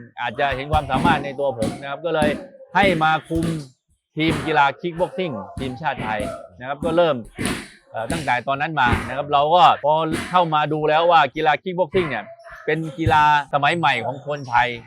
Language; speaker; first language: Thai; native; Thai